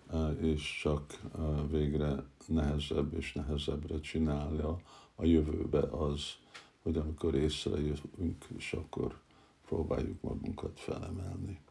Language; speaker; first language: Hungarian; early bilingual, heritage; Hungarian